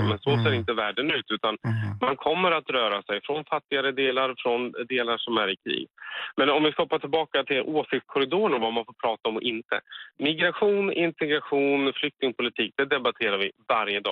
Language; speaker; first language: Swedish; native; Swedish